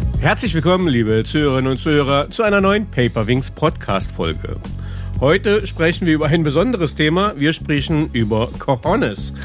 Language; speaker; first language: German; native; German